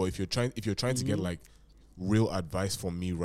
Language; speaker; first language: English; non-native, local second language; Yoruba